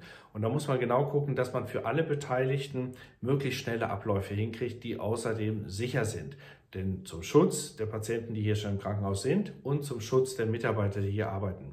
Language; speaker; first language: German; native; German